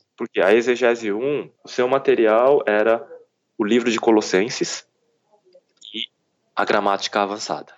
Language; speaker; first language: Portuguese; early bilingual, other home language; Korean